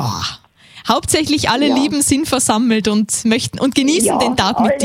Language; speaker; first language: German; native; German